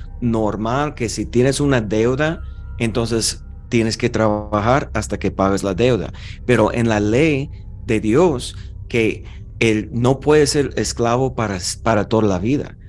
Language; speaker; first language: Spanish; non-native, fluent; English